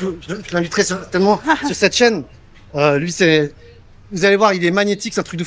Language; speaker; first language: French; native; French